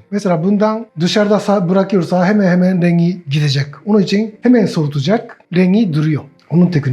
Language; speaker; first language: Turkish; non-native, learner; Japanese